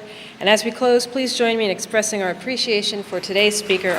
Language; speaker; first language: English; native; English